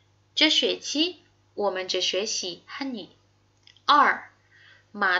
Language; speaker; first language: Chinese; non-native, fluent; Indonesian